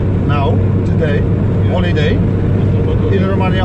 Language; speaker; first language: English; non-native, learner; Czech